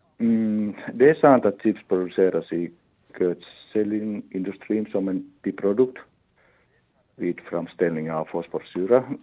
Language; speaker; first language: Swedish; non-native, local second language; Finnish